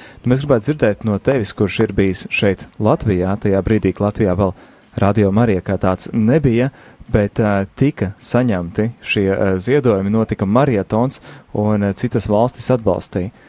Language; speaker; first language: Latvian; native; Latvian